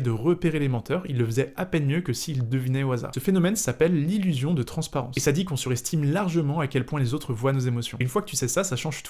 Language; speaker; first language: French; native; French